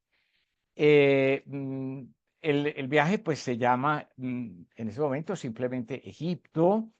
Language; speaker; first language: Spanish; native; Spanish